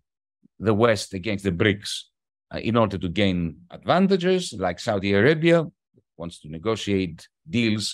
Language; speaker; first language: English; non-native, fluent; Greek